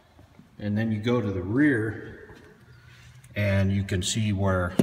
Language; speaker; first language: English; native; English